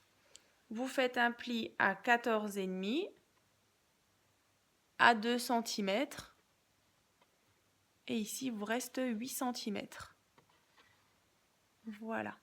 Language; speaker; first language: French; native; French